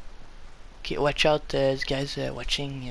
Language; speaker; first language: English; non-native, learner; French